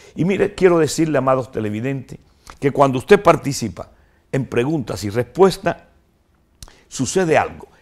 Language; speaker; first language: Spanish; native; Spanish